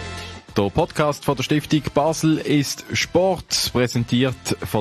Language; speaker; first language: German; native; German